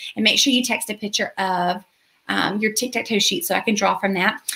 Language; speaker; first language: English; native; English